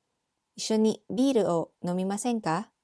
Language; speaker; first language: Japanese; non-native, fluent; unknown